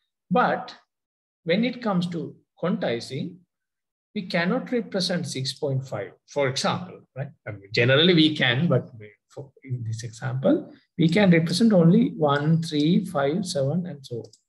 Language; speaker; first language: English; non-native, local second language; Sinhala